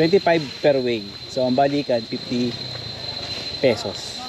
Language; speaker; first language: Filipino; native; Filipino